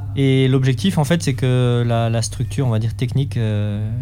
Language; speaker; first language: French; native; French